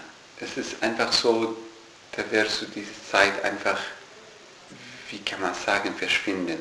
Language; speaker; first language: German; non-native, learner; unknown